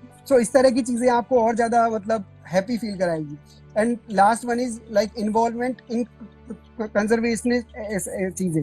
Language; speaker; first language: Hindi; native; Hindi